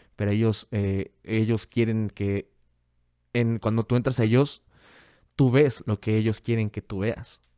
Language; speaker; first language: Spanish; native; Spanish